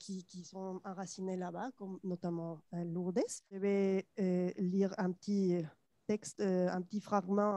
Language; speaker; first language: French; non-native, fluent; Spanish